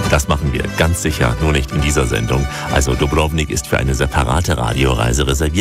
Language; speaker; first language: German; native; German